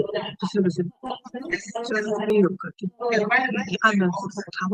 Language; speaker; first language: Chinese; native; Chinese